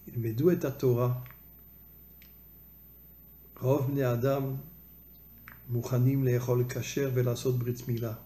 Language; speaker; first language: Hebrew; non-native, fluent; French